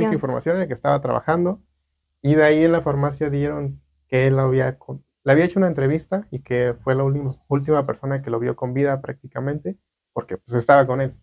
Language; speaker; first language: Spanish; native; Spanish